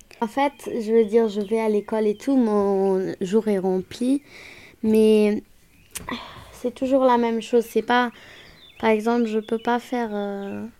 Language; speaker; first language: French; non-native, local second language; German